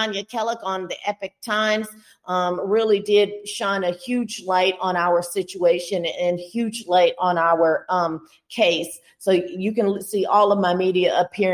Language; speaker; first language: English; native; English